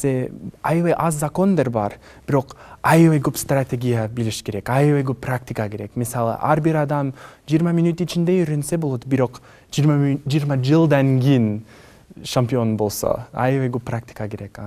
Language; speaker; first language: Kyrgyz; non-native, learner; English